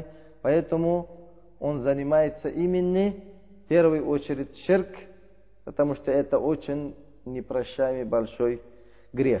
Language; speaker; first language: Russian; non-native, learner; Uzbek